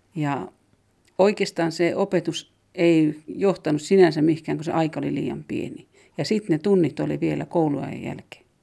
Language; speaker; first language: Finnish; native; Finnish